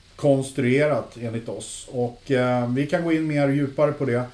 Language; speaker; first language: Swedish; native; Swedish